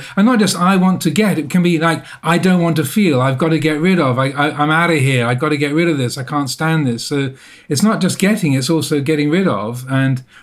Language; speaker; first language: English; native; English